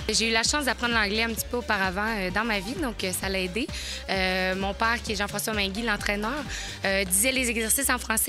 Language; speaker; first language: French; native; French